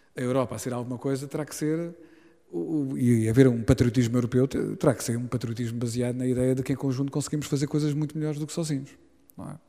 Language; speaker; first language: Portuguese; native; Portuguese